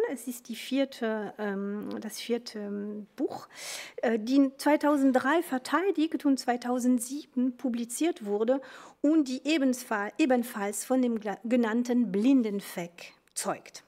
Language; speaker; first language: German; non-native, fluent; French